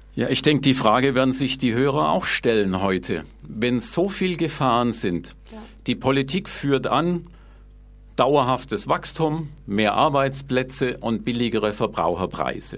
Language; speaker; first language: German; native; German